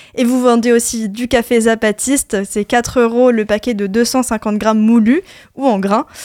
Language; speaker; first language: French; native; French